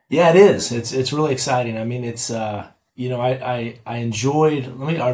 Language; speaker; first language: English; native; English